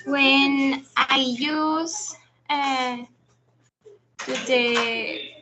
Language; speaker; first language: English; non-native, learner; Spanish